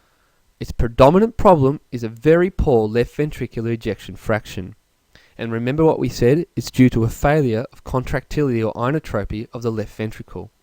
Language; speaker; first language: English; native; English